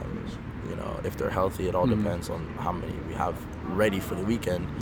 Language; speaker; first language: English; native; English